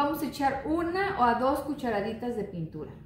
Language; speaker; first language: Spanish; native; Spanish